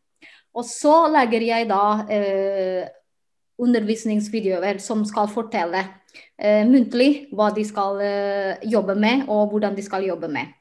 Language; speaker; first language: Norwegian; non-native, fluent; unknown